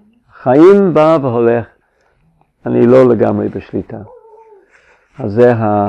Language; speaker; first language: Hebrew; non-native, fluent; English